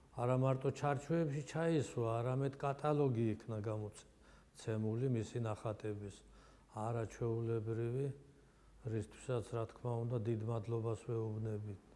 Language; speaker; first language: Georgian; non-native, local second language; Svan